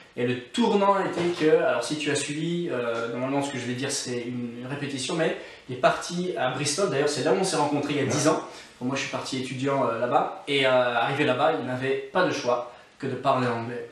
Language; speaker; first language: French; non-native, fluent; English